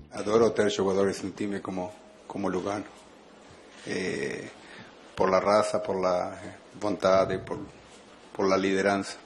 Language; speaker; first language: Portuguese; non-native, fluent; Spanish